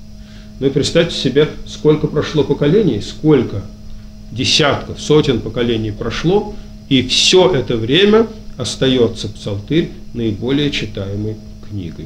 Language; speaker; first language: Russian; native; Russian